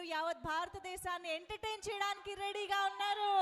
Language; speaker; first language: Telugu; native; Telugu